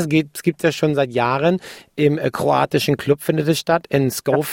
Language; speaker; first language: German; native; German